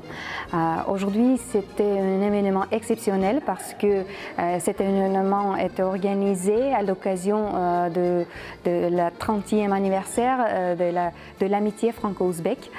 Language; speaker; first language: French; non-native, fluent; Uzbek